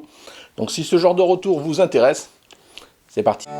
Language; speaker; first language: French; native; French